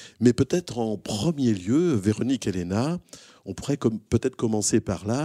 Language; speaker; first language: French; native; French